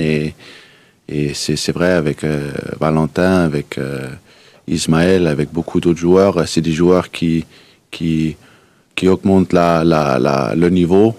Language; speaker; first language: French; non-native, fluent; Danish